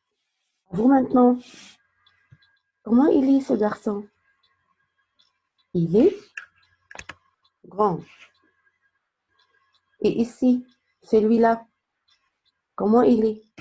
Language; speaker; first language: French; non-native, fluent; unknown